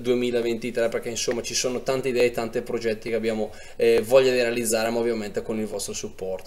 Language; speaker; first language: Italian; native; Italian